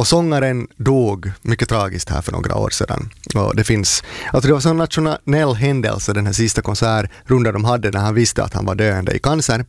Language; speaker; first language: Swedish; native; Swedish